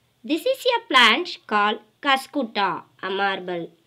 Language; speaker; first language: English; non-native, local second language; Tamil